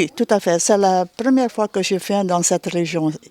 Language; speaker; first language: French; non-native, fluent; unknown